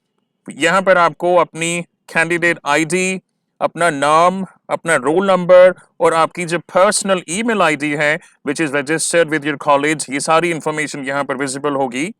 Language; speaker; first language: Hindi; native; Hindi